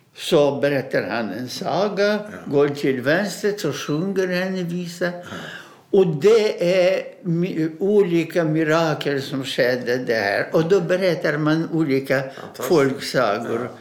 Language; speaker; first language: Swedish; non-native, fluent; Russian